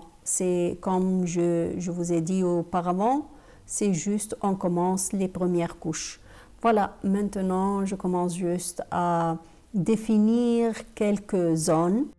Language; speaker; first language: French; non-native, fluent; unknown